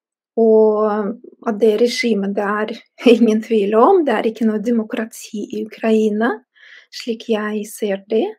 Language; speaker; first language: Norwegian; non-native, fluent; Russian